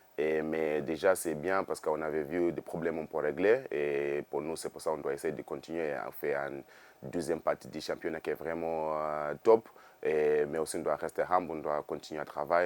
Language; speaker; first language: French; non-native, fluent; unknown